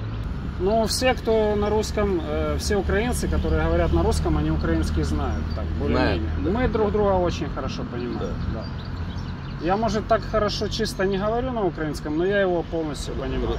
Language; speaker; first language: Russian; native; Russian